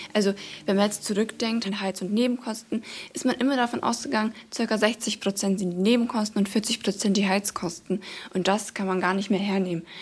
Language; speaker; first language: German; native; German